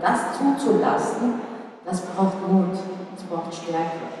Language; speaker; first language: German; non-native, fluent; Japanese